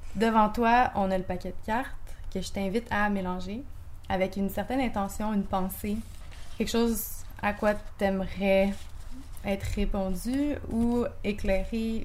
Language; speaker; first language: French; native; French